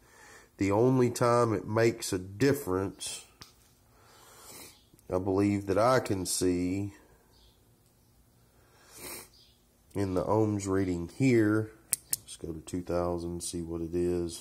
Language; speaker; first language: English; native; English